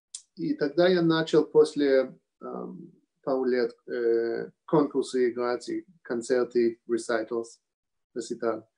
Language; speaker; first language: Russian; early bilingual, heritage; Russian